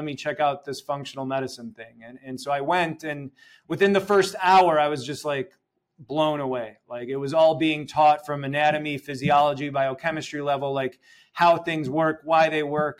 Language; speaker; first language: English; native; English